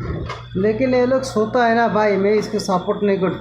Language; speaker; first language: Hindi; non-native, learner; Bangla